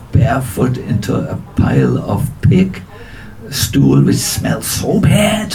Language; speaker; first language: English; non-native, fluent; German